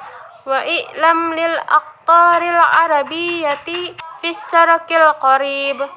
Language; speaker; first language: Arabic; non-native, learner; Indonesian